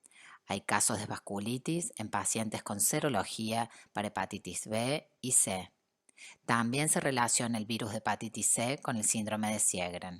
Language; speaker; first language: Spanish; native; Spanish